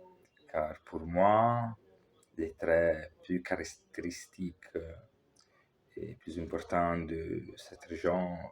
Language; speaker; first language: French; non-native, local second language; Italian